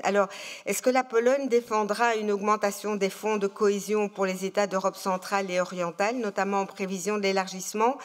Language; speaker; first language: French; native; French